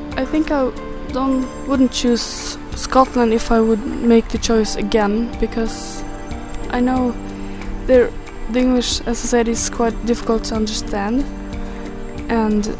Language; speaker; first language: English; non-native, learner; Swedish